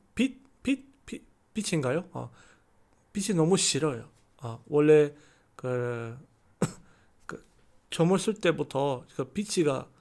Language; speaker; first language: Korean; non-native, learner; Chinese